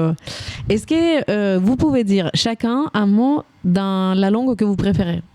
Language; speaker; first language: French; native; French